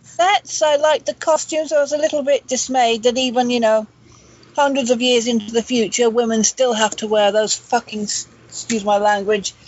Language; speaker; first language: English; native; English